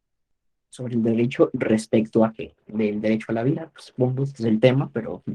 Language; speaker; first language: Spanish; native; Spanish